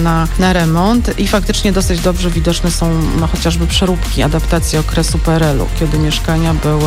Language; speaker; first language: Polish; native; Polish